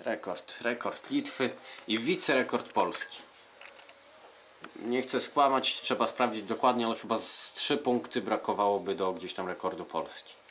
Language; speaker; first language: Polish; native; Polish